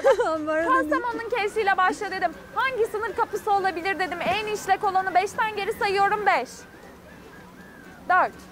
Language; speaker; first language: Turkish; native; Turkish